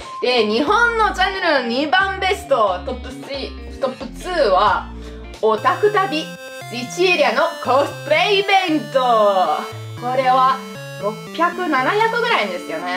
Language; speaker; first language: Japanese; non-native, fluent; Italian